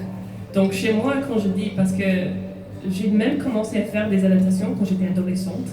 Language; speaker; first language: French; non-native, fluent; English